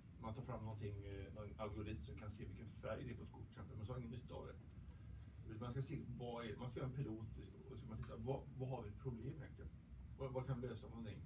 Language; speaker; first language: Swedish; native; Swedish